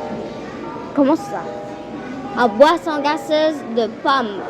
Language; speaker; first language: French; non-native, fluent; Spanish